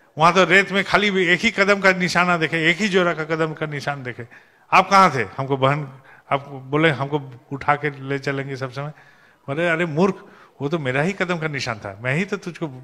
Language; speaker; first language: Hindi; non-native, local second language; Bangla